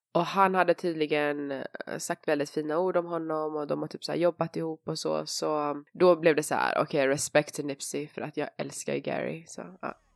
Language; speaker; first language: Swedish; native; Swedish